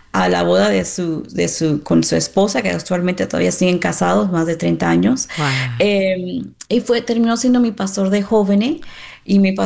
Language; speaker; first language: Spanish; early bilingual, heritage; Spanish